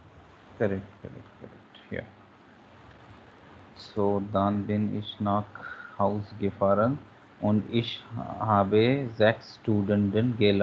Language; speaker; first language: German; non-native, learner; Hindi